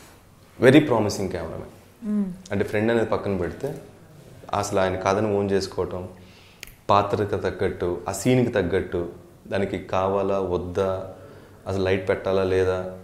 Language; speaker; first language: Telugu; native; Telugu